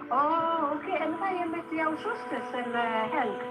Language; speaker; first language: Dutch; non-native, learner; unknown